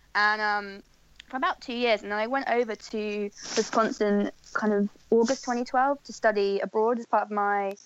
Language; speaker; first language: English; native; English